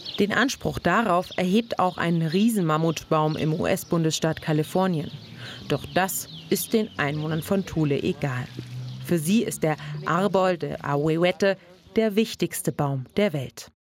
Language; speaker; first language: German; native; German